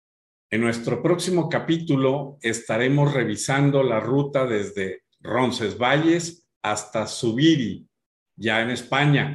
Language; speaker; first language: Spanish; native; Spanish